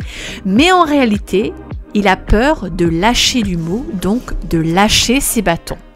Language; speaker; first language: French; native; French